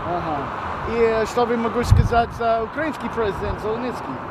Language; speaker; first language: Russian; non-native, learner; English